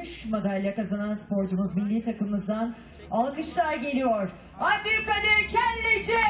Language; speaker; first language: Turkish; native; Turkish